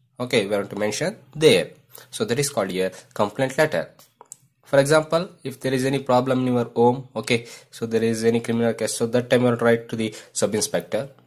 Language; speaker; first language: English; non-native, local second language; Kannada